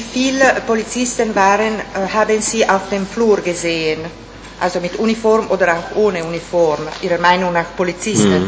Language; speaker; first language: German; non-native, fluent; Italian